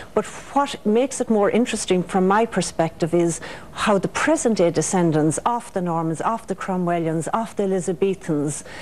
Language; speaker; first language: English; native; English